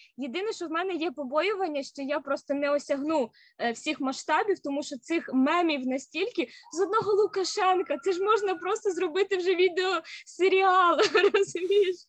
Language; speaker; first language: Ukrainian; native; Ukrainian